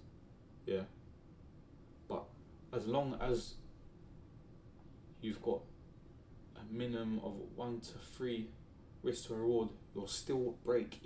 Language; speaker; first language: English; native; English